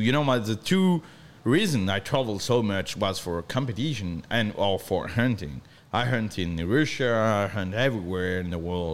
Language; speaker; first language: English; non-native, learner; French